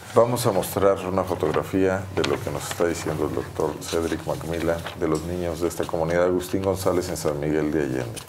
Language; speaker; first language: Spanish; native; Spanish